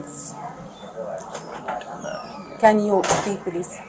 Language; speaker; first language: English; non-native, learner; Arabic